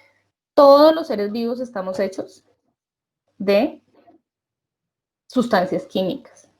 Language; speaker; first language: Spanish; native; Spanish